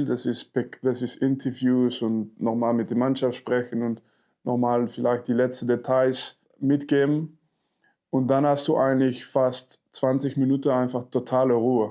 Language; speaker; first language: German; non-native, fluent; French